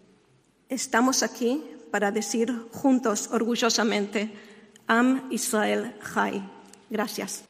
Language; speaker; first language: Spanish; non-native, fluent; Hebrew